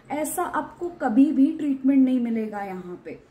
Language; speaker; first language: Hindi; non-native, local second language; Marathi